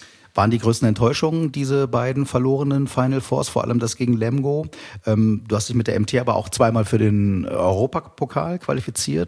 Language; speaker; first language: German; native; German